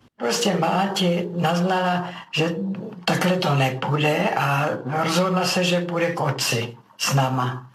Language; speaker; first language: Czech; native; Czech